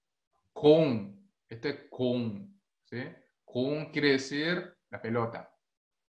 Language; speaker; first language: Spanish; non-native, fluent; Korean